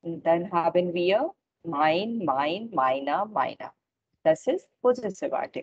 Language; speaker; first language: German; non-native, fluent; Hindi